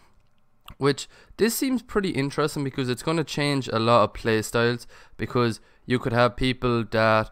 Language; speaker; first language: English; native; English